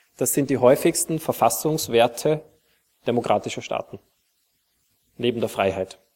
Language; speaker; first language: German; native; German